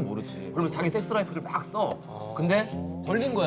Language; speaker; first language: Korean; native; Korean